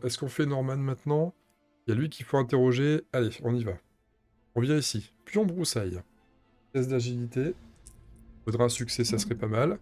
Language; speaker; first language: French; native; French